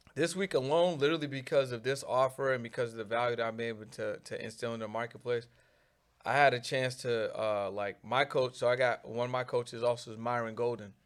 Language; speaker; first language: English; native; English